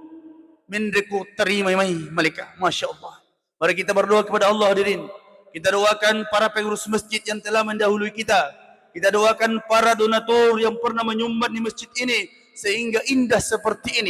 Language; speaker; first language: Indonesian; non-native, local second language; Buginese